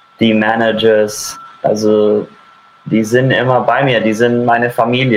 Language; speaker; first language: German; early bilingual, heritage; German